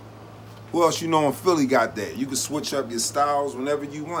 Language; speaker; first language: English; native; English